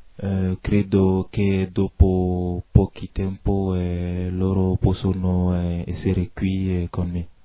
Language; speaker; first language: Italian; non-native, learner; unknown